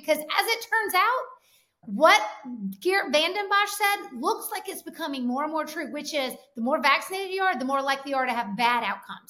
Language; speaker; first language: English; native; English